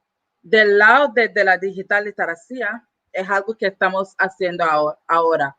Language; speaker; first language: Spanish; non-native, learner; English